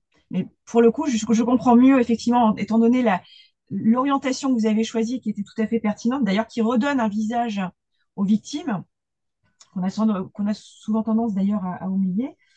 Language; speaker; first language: French; native; French